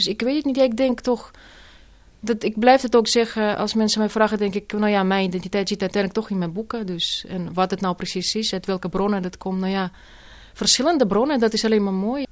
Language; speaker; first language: Dutch; non-native, fluent; Russian